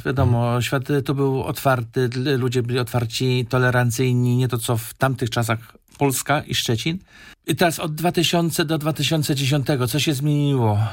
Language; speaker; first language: Polish; native; Polish